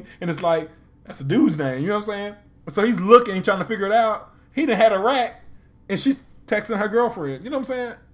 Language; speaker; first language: English; native; English